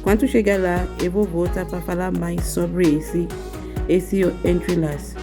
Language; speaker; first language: Portuguese; non-native, learner; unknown